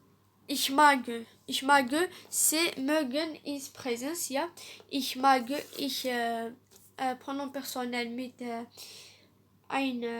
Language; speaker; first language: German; non-native, learner; Arabic